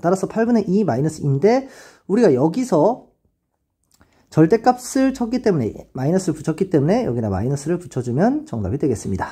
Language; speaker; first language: Korean; native; Korean